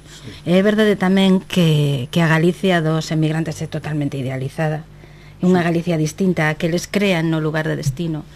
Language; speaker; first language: Galician; early bilingual, heritage; Galician